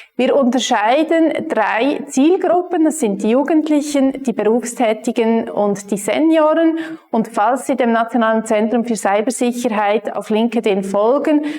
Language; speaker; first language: German; native; German